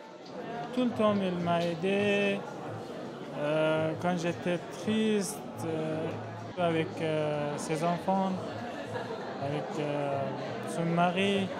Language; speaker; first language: French; non-native, learner; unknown